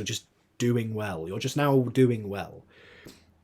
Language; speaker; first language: English; native; English